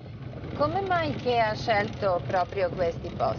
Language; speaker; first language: Italian; non-native, learner; Serbian